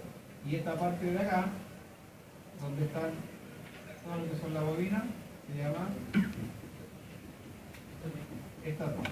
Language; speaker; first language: Spanish; native; Spanish